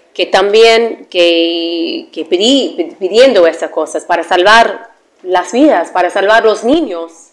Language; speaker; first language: Spanish; non-native, fluent; Arabic